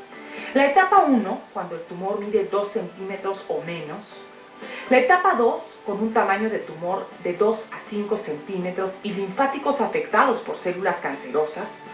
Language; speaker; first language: Spanish; native; Spanish